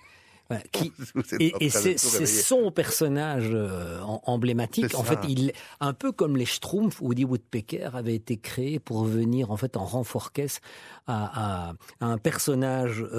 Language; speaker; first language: French; native; French